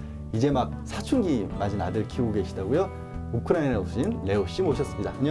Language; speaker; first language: Korean; native; Korean